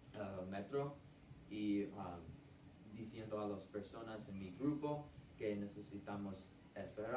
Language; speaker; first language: Spanish; non-native, learner; English